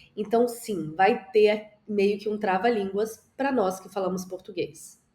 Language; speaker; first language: Portuguese; native; Portuguese